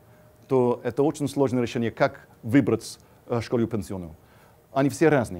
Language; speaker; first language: Russian; non-native, fluent; English